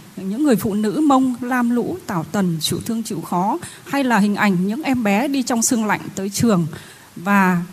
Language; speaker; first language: Vietnamese; native; Vietnamese